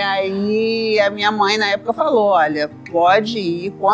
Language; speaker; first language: Portuguese; native; Portuguese